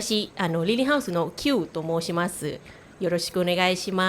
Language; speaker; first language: Japanese; non-native, learner; Thai